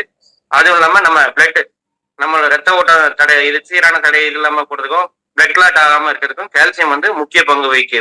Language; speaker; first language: Tamil; native; Tamil